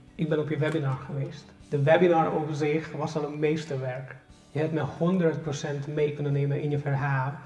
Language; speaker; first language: Dutch; non-native, fluent; Hungarian